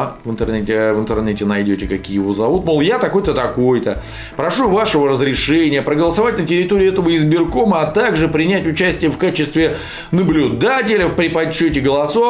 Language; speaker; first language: Russian; native; Russian